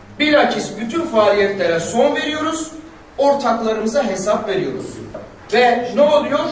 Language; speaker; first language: Turkish; non-native, local second language; Kurdish